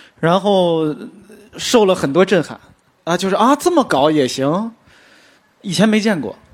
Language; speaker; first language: Chinese; native; Chinese